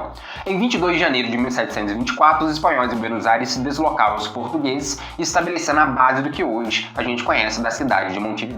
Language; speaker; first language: Portuguese; native; Portuguese